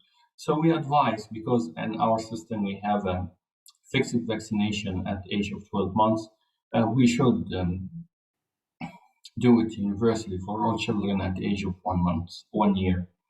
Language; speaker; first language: English; non-native, fluent; Arabic